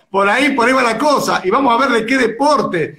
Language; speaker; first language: Spanish; native; Spanish